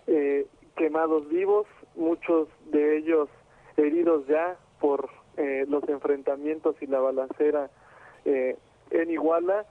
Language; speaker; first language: Spanish; native; Spanish